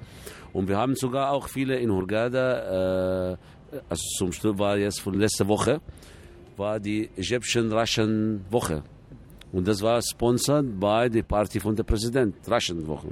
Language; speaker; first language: German; non-native, fluent; Arabic